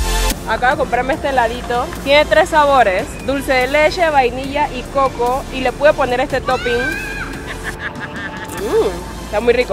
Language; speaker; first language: Spanish; native; Spanish